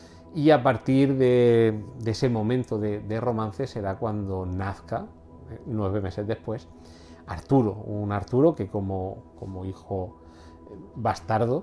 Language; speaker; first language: Spanish; native; Spanish